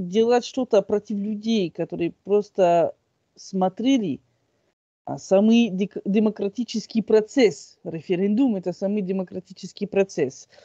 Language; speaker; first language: Russian; non-native, fluent; French